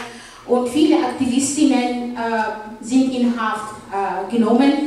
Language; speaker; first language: German; non-native, fluent; Arabic